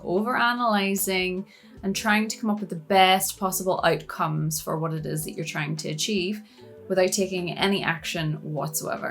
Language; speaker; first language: English; native; English